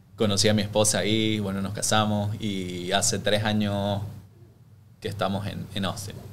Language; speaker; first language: Spanish; native; Spanish